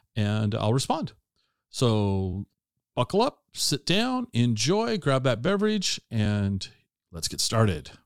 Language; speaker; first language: English; native; English